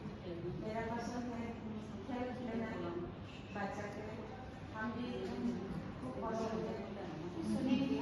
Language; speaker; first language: Hindi; non-native, local second language; Kok Borok